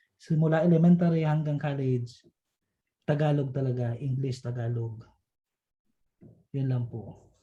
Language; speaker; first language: Filipino; non-native, local second language; Bikol